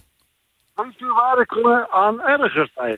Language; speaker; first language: Dutch; non-native, fluent; Turkish